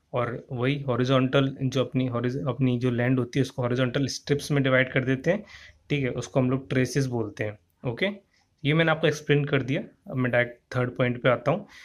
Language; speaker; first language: Hindi; native; Hindi